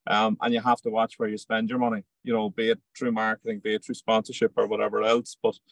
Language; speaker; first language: English; native; English